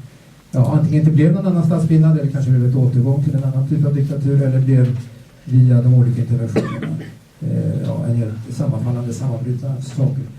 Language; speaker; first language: Swedish; native; Swedish